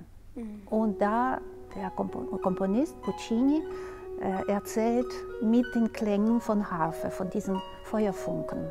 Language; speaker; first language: German; non-native, fluent; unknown